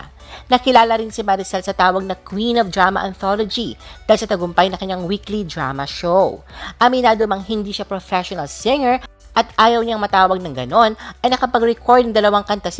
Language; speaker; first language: Filipino; native; Filipino